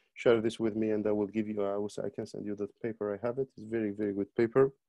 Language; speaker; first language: English; non-native, fluent; Arabic